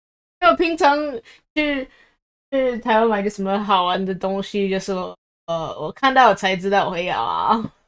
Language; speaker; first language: Chinese; early bilingual, heritage; Chinese